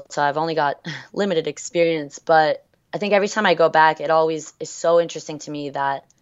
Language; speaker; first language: English; early bilingual, other home language; French